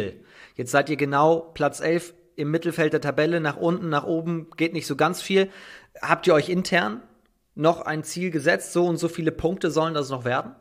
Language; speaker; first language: German; native; German